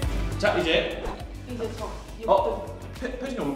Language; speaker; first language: Korean; native; Korean